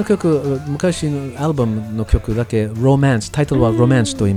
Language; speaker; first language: Japanese; non-native, learner; English